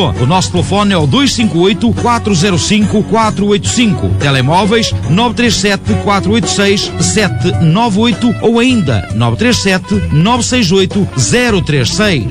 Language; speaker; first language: Portuguese; native; Portuguese